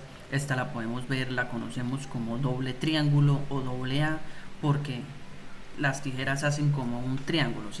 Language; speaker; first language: Spanish; native; Spanish